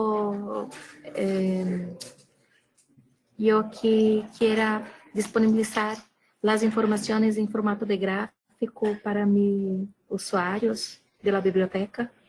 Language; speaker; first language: Spanish; non-native, learner; Portuguese